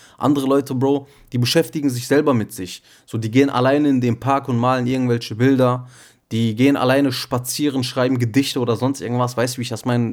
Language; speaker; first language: German; early bilingual, other home language; Turkish